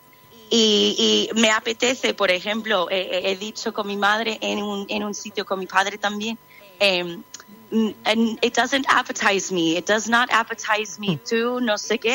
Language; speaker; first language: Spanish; non-native, fluent; English